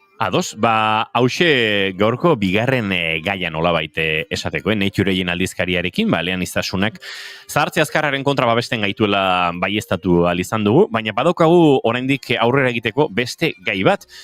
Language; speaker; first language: Basque; non-native, local second language; Spanish